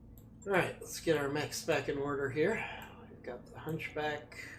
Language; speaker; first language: English; native; English